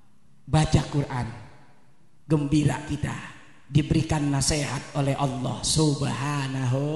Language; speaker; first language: Indonesian; native; Indonesian